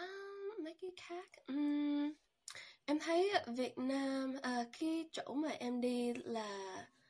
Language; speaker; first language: Vietnamese; early bilingual, heritage; Vietnamese